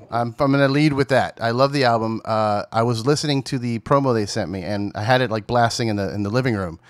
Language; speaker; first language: English; native; English